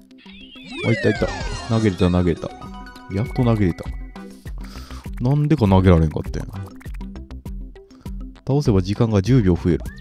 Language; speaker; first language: Japanese; native; Japanese